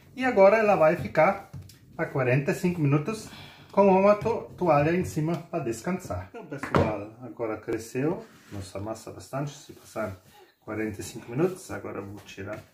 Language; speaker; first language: Portuguese; non-native, fluent; German